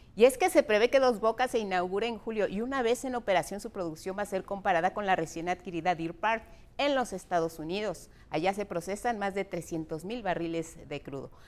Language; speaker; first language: Spanish; native; Spanish